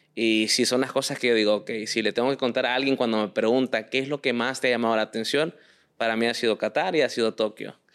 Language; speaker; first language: Spanish; early bilingual, heritage; Spanish